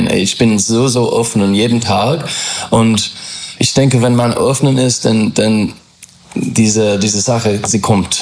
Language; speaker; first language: German; non-native, learner; English